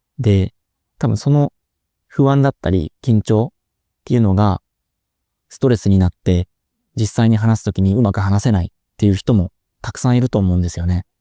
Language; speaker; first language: Japanese; native; Japanese